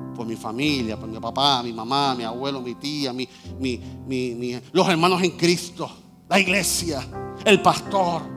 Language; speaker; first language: Spanish; native; Spanish